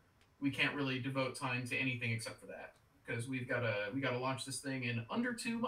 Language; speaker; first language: English; native; English